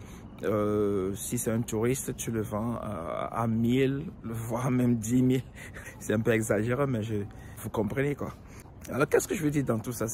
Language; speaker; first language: French; non-native, local second language; Ewe